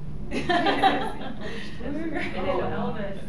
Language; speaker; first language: French; non-native, learner; English